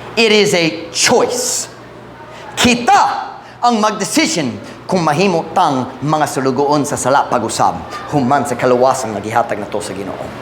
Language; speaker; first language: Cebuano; non-native, fluent; English